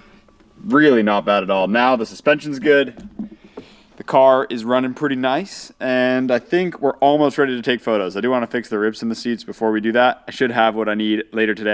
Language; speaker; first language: English; native; English